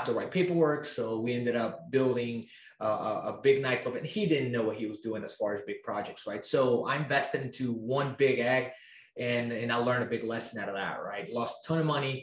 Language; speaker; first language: English; non-native, fluent; Spanish